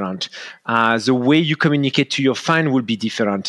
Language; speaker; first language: English; non-native, fluent; French